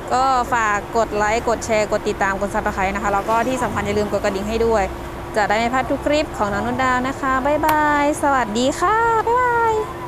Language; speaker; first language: Thai; native; Thai